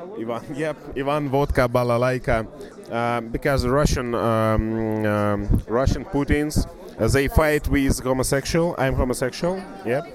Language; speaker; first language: English; non-native, learner; Russian